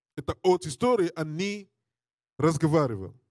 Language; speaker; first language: Russian; non-native, learner; English